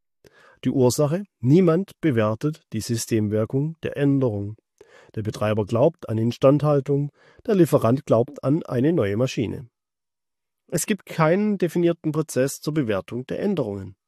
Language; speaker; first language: German; native; German